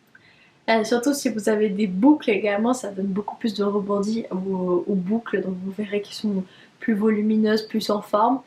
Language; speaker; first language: French; native; French